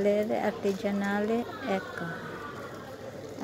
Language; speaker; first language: Italian; non-native, fluent; Filipino